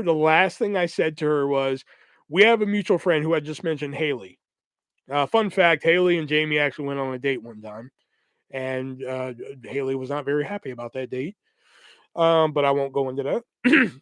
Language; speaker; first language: English; native; English